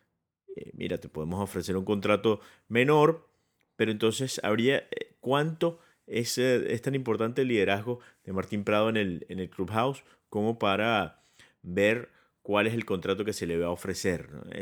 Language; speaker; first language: Spanish; native; Spanish